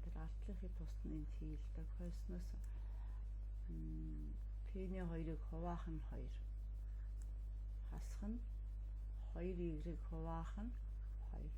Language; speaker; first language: Mongolian; native; Mongolian